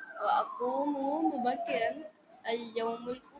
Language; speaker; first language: Arabic; non-native, learner; Urdu